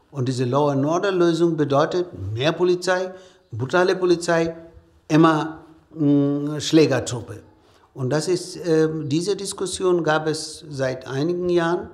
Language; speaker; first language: German; non-native, fluent; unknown